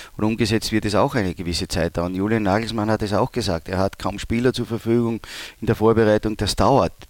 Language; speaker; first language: German; native; German